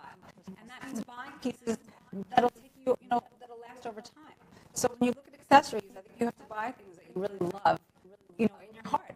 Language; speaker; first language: English; native; English